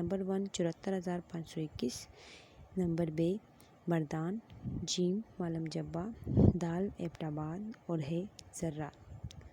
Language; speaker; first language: Urdu; non-native, local second language; Pashto